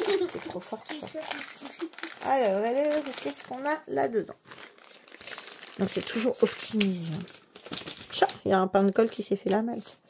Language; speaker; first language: French; native; French